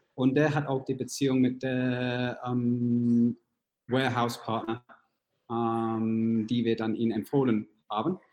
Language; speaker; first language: German; non-native, fluent; English